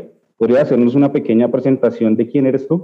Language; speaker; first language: Spanish; native; Spanish